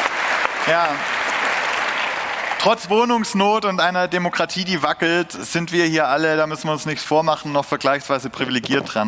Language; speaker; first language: German; native; German